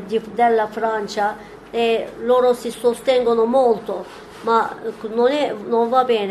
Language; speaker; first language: Italian; non-native, fluent; Turkish